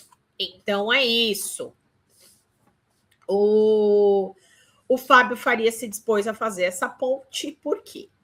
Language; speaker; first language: Portuguese; native; Portuguese